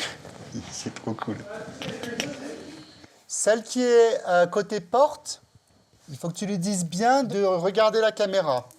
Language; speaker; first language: French; native; French